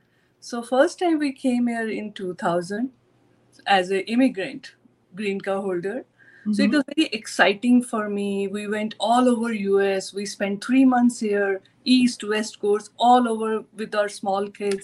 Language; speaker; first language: English; non-native, local second language; Hindi